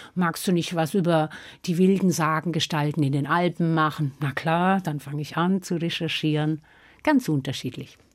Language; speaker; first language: German; non-native, local second language; Swiss German